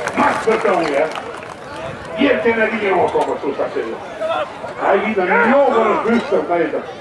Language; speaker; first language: Dutch; native; Dutch